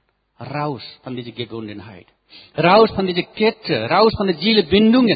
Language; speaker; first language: German; non-native, learner; Nepali